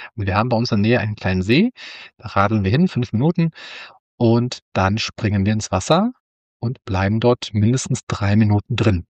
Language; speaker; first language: German; native; German